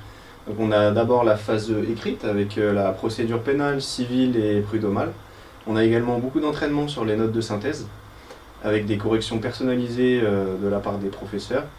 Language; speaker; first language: French; native; French